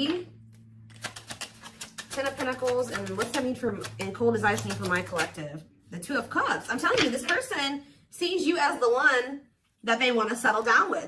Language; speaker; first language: English; native; English